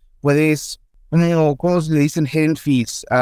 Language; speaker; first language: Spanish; early bilingual, heritage; Spanish